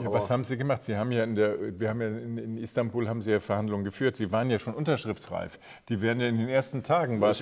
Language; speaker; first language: German; native; German